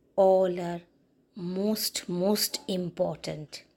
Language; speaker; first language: English; non-native, local second language; Bangla